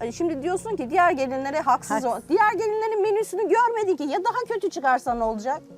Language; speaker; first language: Turkish; native; Turkish